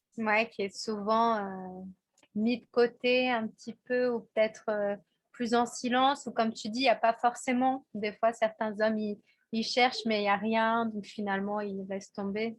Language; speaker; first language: French; native; French